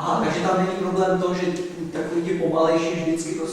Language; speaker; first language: Czech; native; Czech